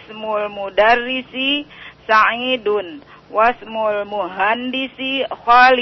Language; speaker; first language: Arabic; non-native, learner; Indonesian